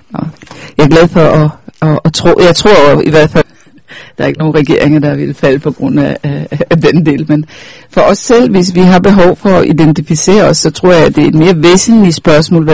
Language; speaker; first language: Danish; non-native, fluent; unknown